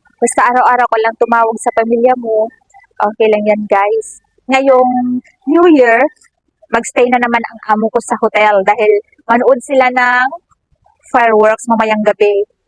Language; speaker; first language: Filipino; native; Filipino